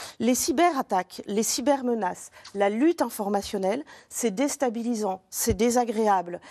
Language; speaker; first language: French; native; French